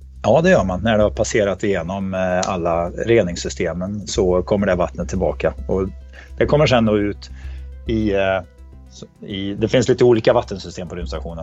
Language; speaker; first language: Swedish; native; Swedish